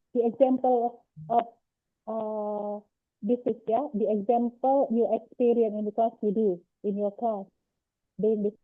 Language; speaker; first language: English; non-native, learner; Indonesian